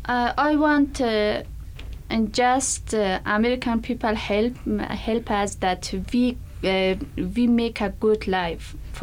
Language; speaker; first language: English; non-native, learner; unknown